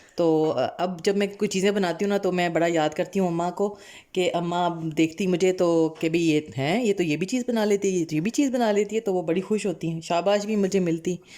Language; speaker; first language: Urdu; non-native, local second language; Punjabi